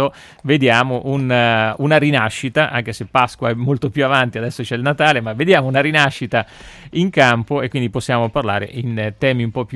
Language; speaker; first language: Italian; native; Italian